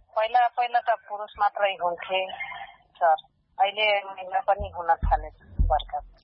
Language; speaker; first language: Nepali; non-native, local second language; Rana Tharu